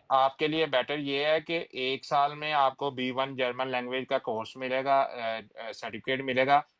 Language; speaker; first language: Urdu; non-native, local second language; Punjabi